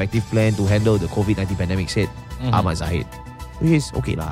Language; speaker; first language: English; native; English